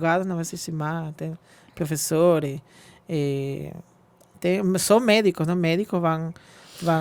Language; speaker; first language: Portuguese; non-native, fluent; Spanish